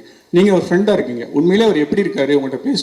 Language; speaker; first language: Tamil; native; Tamil